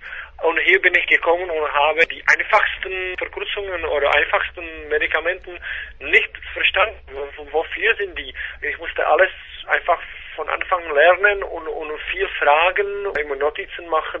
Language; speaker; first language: German; non-native, fluent; Czech